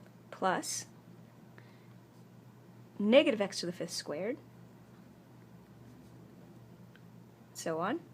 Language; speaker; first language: English; native; English